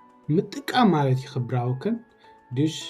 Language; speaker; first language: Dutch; non-native, learner; Tigrinya